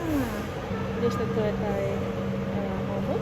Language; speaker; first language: Serbian; native; Serbian